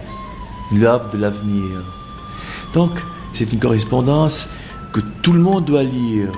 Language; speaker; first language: French; non-native, fluent; Bangla